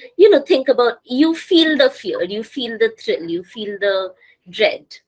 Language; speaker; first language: English; non-native, local second language; Bangla